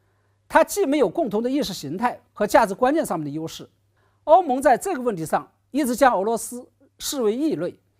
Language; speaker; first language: Chinese; native; Chinese